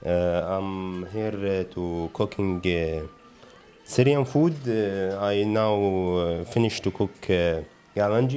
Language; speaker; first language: English; non-native, learner; Arabic